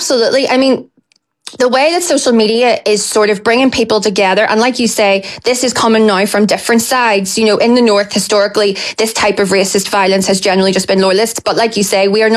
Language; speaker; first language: English; native; English